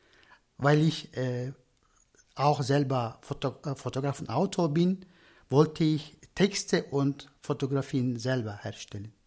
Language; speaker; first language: German; non-native, learner; Turkish